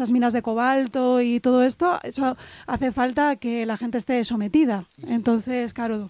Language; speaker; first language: Spanish; native; Spanish